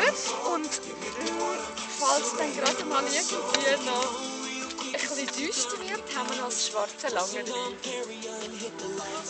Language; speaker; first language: German; native; German